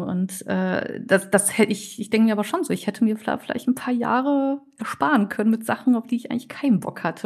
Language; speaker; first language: German; native; German